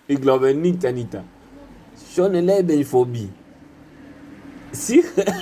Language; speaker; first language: German; non-native, learner; Lingala